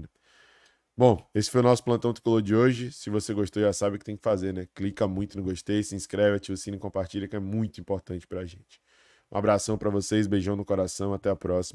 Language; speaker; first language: Portuguese; native; Portuguese